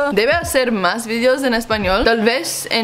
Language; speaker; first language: Spanish; non-native, learner; English